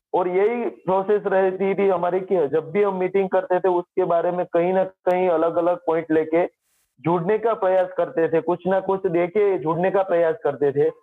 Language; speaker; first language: Hindi; non-native, local second language; Gujarati